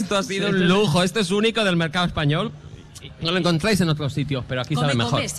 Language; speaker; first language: Spanish; native; Spanish